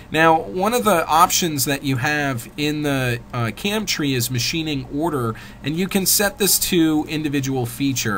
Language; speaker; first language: English; native; English